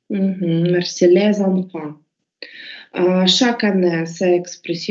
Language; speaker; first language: French; non-native, learner; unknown